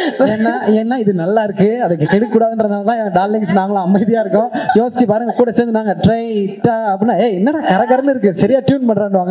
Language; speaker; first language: Tamil; native; Tamil